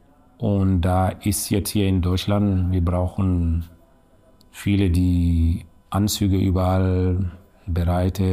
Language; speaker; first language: German; non-native, learner; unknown